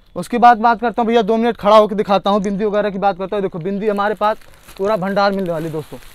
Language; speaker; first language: Hindi; native; Hindi